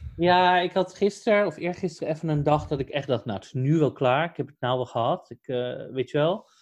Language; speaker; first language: Dutch; native; Dutch